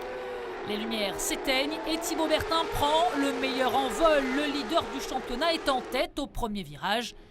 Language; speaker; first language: French; native; French